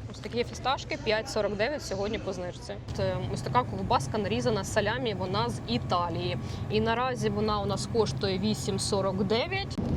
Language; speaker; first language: Ukrainian; native; Ukrainian